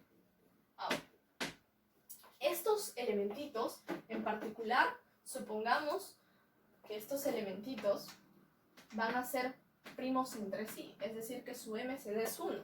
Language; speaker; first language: Spanish; native; Spanish